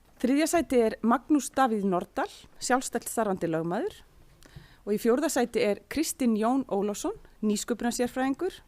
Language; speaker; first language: Icelandic; native; Icelandic